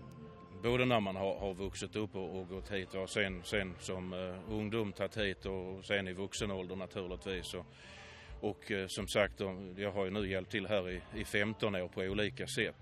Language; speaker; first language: Swedish; native; Swedish